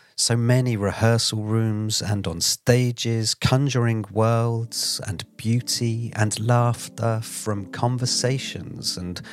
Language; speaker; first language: English; native; English